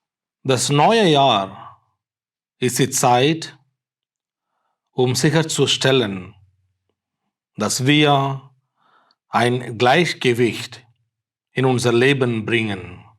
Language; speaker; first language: German; non-native, fluent; Tamil